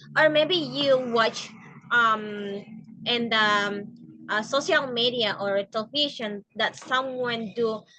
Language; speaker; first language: English; non-native, learner; Indonesian